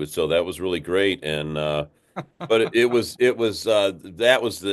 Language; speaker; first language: English; native; English